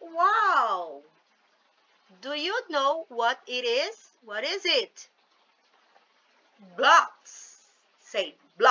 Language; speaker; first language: English; non-native, fluent; Portuguese